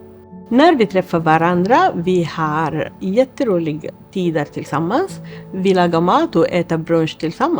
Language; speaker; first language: Swedish; non-native, fluent; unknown